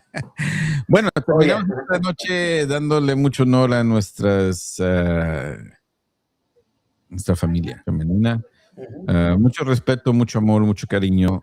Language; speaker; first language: Spanish; early bilingual, heritage; Spanish